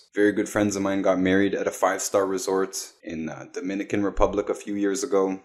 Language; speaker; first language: English; native; English